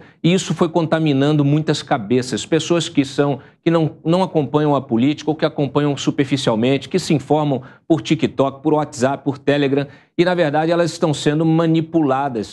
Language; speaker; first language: Portuguese; native; Portuguese